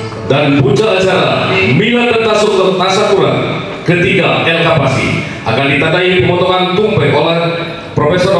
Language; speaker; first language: Indonesian; native; Indonesian